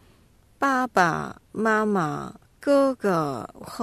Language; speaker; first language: Chinese; non-native, learner; Korean